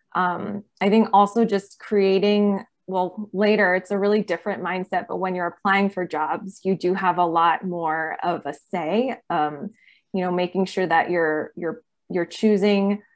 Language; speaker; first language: English; native; English